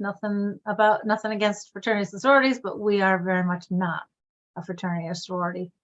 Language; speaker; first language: English; native; English